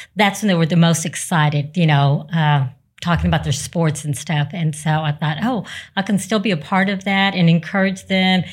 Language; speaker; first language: English; native; English